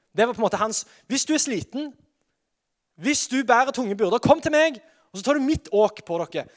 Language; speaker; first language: Norwegian; native; Norwegian